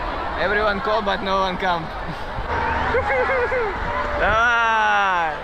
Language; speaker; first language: English; non-native, learner; Russian